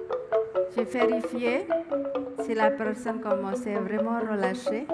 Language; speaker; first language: French; non-native, learner; Indonesian